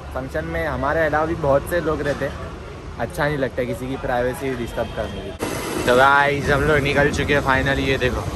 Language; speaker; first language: Hindi; native; Hindi